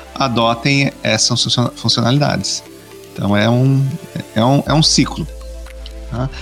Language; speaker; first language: Portuguese; native; Portuguese